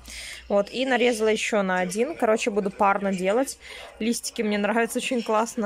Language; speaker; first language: Russian; native; Russian